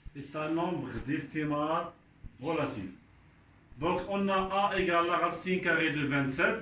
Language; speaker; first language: French; non-native, local second language; Arabic